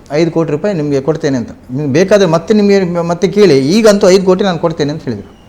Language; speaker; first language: Kannada; non-native, local second language; Konkani